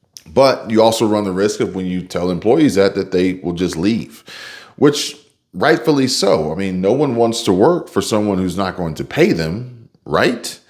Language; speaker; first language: English; native; English